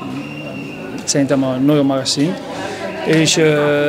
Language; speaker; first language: Hungarian; non-native, local second language; Spanish